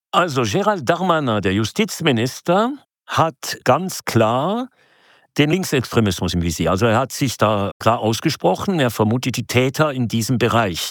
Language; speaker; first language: German; native; German